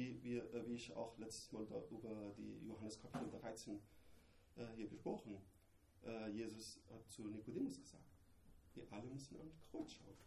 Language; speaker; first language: German; non-native, learner; Persian